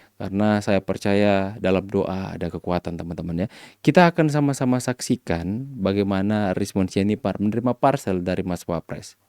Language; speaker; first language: Indonesian; native; Indonesian